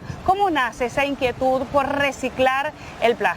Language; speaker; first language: Spanish; native; Spanish